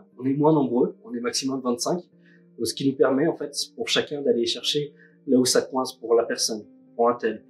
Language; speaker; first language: French; native; French